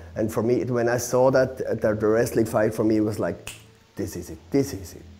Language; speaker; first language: English; non-native, fluent; Swiss German